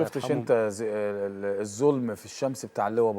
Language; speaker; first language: Arabic; native; Arabic